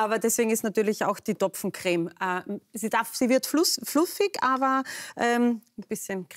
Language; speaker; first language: German; native; German